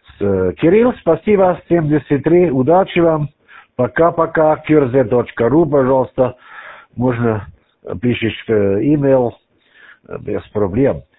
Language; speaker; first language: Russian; non-native, learner; German